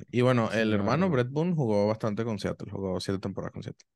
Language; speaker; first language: Spanish; native; Spanish